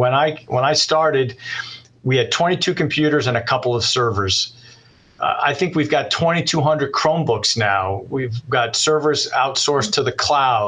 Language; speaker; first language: English; native; English